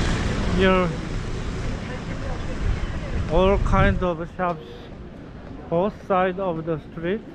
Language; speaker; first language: English; non-native, learner; Korean